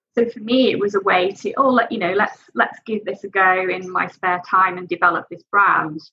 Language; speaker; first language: English; native; English